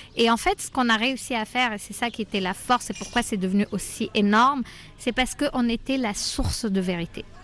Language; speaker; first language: French; non-native, local second language; Arabic